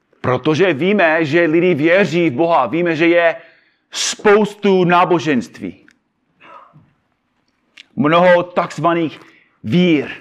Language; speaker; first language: Czech; non-native, fluent; English